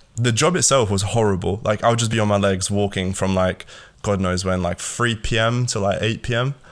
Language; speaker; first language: English; early bilingual, other home language; Latvian